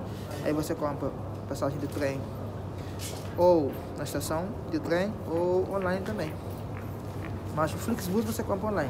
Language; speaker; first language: Portuguese; non-native, local second language; Kabuverdianu